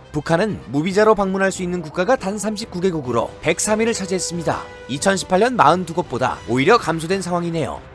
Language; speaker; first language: Korean; native; Korean